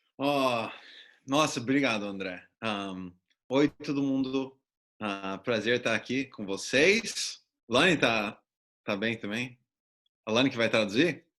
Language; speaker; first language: Portuguese; non-native, fluent; English